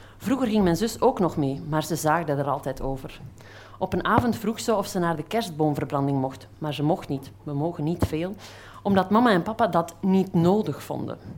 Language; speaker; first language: Dutch; native; Dutch